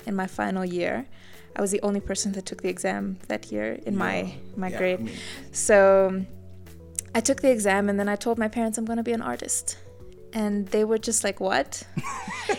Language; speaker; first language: English; native; English